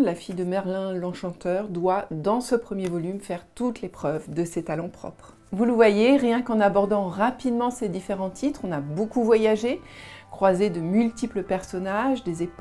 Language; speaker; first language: French; native; French